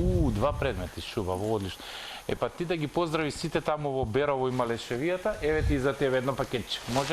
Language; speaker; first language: Macedonian; native; Macedonian